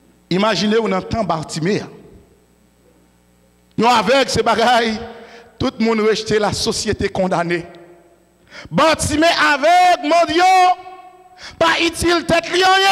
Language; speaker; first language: French; native; French